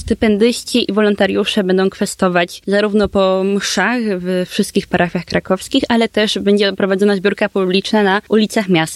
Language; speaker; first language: Polish; native; Polish